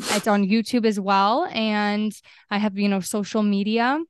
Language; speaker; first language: English; native; English